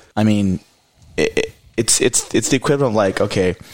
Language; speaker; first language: English; native; English